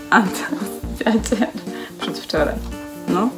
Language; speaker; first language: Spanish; non-native, fluent; Polish